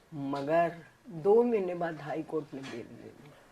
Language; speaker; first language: Hindi; native; Hindi